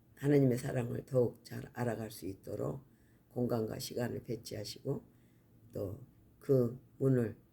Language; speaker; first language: Korean; native; Korean